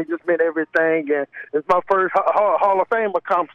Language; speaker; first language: English; native; English